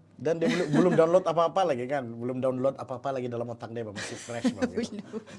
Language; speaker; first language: Malay; native; Malay